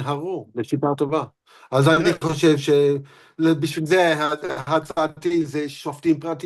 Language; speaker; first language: Hebrew; non-native, fluent; English